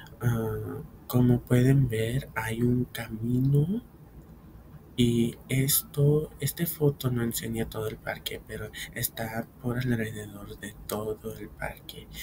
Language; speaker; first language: Spanish; early bilingual, heritage; Spanish